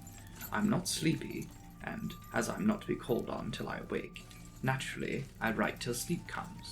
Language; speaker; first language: English; native; English